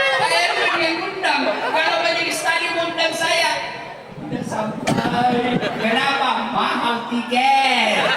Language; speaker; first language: Indonesian; non-native, local second language; Buginese